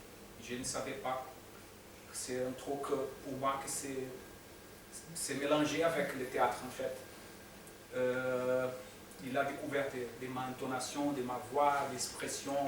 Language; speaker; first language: French; non-native, fluent; Portuguese